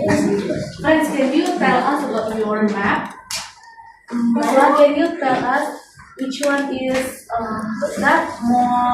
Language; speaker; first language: English; non-native, learner; Indonesian